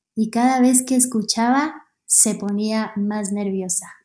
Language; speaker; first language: Spanish; native; Spanish